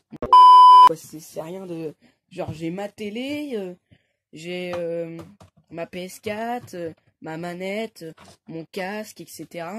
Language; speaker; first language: French; native; French